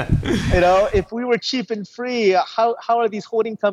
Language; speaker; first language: English; native; English